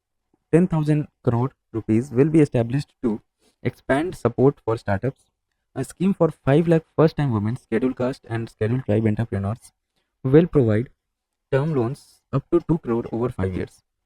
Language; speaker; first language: English; non-native, local second language; Hindi